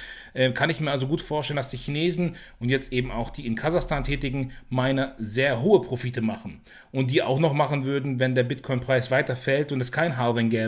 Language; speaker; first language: German; native; German